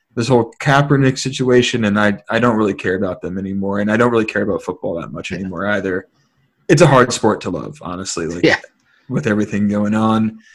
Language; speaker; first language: English; native; English